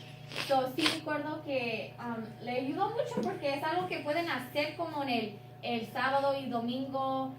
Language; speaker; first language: Spanish; early bilingual, heritage; Spanish